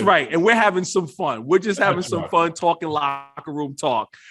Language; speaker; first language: English; native; English